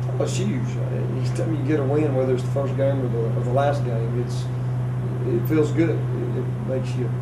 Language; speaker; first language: English; native; English